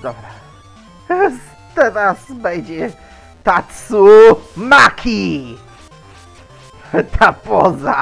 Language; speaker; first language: Polish; native; Polish